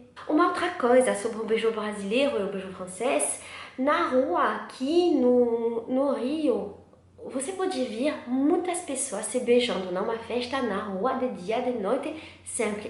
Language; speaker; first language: Portuguese; non-native, learner; French